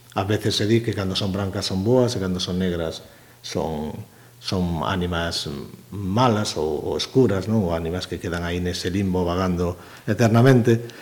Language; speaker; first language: Galician; native; Galician